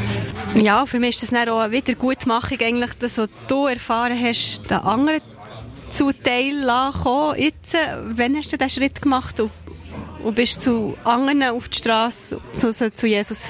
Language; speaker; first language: German; native; German